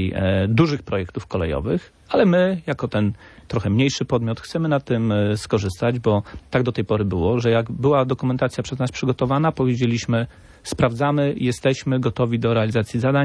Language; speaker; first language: Polish; native; Polish